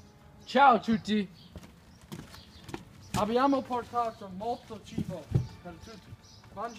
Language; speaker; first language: Italian; non-native, learner; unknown